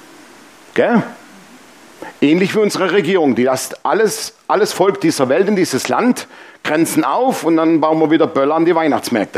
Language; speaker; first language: German; native; German